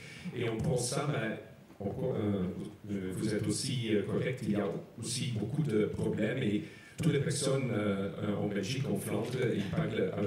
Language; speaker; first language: French; non-native, local second language; Dutch